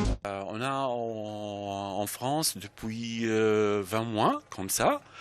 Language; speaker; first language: French; non-native, learner; Arabic